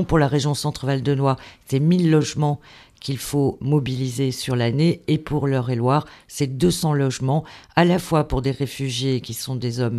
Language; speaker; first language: French; native; French